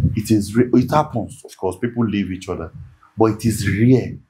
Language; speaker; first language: English; non-native, local second language; Yoruba